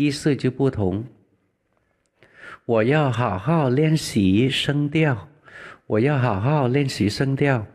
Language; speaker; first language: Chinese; non-native, fluent; Vietnamese